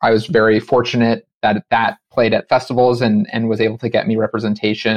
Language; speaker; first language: English; native; English